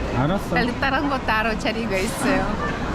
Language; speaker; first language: Korean; non-native, fluent; Ukrainian